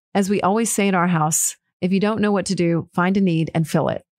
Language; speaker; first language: English; early bilingual, other home language; Portuguese